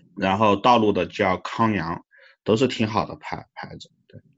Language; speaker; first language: Chinese; native; Chinese